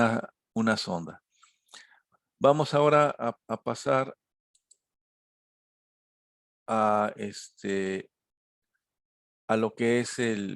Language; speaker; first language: Spanish; native; Spanish